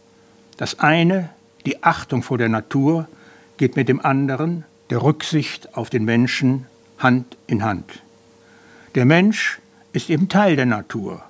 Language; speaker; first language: German; native; German